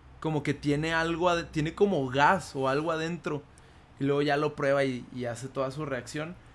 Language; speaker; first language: Spanish; early bilingual, heritage; Spanish